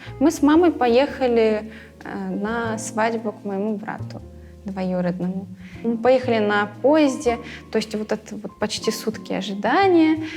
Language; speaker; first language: Russian; early bilingual, other home language; Crimean Tatar